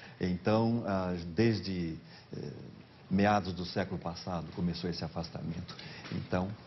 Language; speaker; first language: Portuguese; native; Portuguese